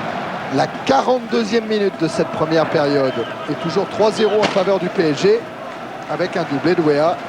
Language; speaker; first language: French; native; French